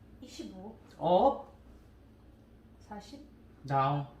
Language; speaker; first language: Korean; non-native, learner; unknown